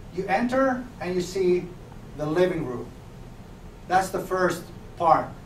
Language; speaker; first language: English; non-native, fluent; Finnish